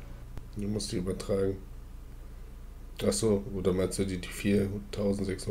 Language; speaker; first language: German; native; German